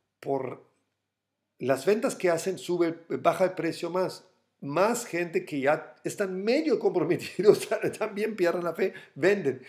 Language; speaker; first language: Spanish; non-native, fluent; German